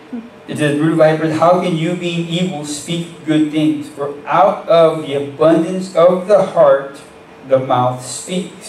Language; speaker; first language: English; native; English